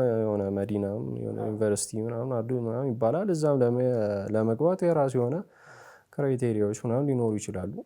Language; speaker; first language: Amharic; native; Amharic